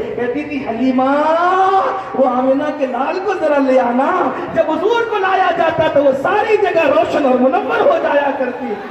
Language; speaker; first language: Urdu; native; Urdu